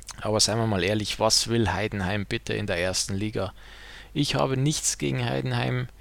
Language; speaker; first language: German; native; German